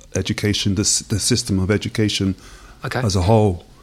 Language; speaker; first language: English; native; English